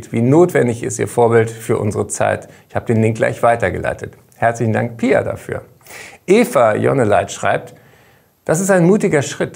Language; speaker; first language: German; native; German